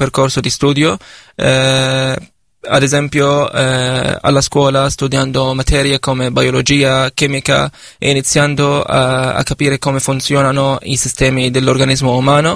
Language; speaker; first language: Italian; non-native, fluent; Arabic